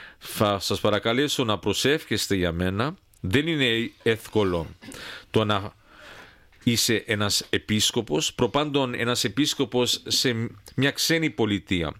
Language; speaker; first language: Greek; early bilingual, heritage; Greek